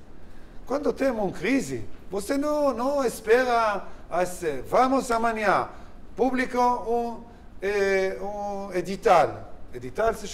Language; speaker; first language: Portuguese; non-native, learner; Hebrew